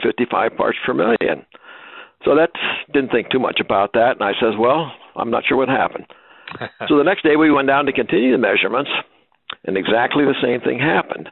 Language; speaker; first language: English; native; English